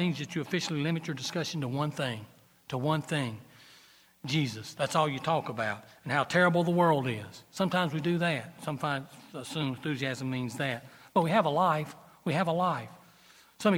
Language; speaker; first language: English; native; English